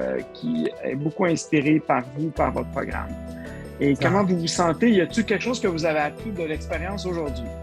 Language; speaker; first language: French; native; French